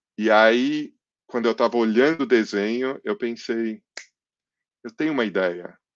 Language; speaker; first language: Portuguese; early bilingual, other home language; English